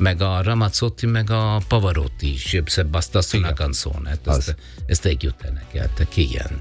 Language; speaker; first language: Hungarian; non-native, fluent; Italian